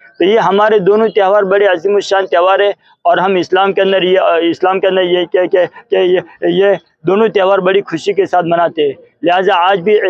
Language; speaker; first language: Urdu; non-native, local second language; Gujarati